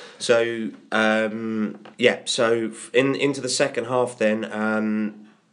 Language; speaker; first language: English; native; English